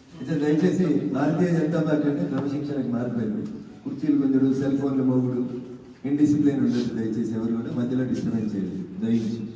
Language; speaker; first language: Telugu; native; Telugu